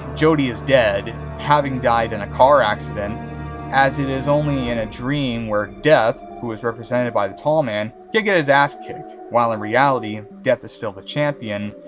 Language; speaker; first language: English; native; English